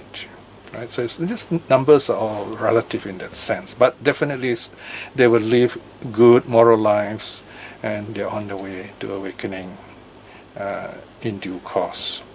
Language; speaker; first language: English; native; English